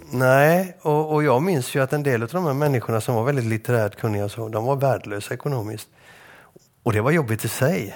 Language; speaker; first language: Swedish; native; Swedish